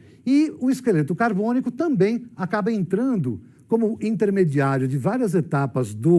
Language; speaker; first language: Portuguese; native; Portuguese